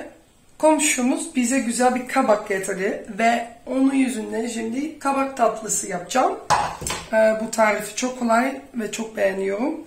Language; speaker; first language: Turkish; early bilingual, heritage; Dutch